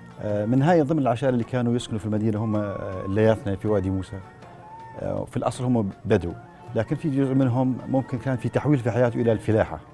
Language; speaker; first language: Arabic; native; Arabic